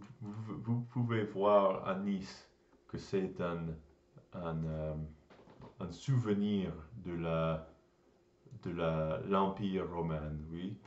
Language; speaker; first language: French; non-native, learner; English